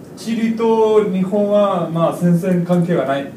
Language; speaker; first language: Japanese; non-native, fluent; Spanish